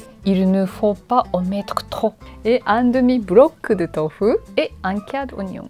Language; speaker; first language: French; non-native, learner; Japanese